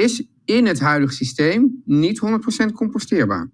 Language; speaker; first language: Dutch; native; Dutch